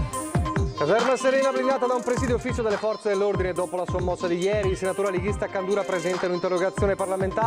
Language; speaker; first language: Italian; native; Italian